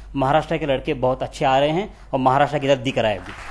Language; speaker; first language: Hindi; non-native, local second language; Marathi